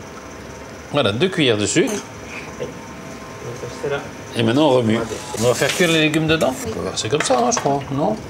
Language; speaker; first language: French; native; French